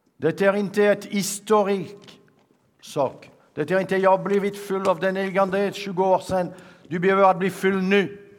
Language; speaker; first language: Swedish; non-native, fluent; French